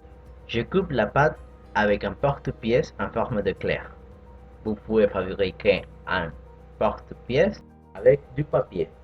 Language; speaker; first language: French; non-native, fluent; Spanish